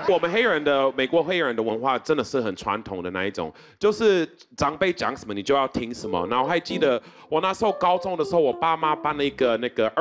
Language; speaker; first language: Chinese; non-native, fluent; English